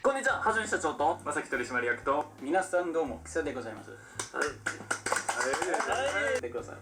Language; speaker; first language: Japanese; native; Japanese